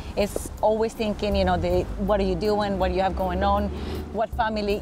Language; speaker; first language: English; non-native, fluent; Spanish